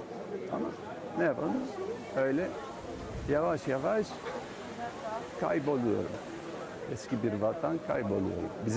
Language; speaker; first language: Turkish; non-native, local second language; Greek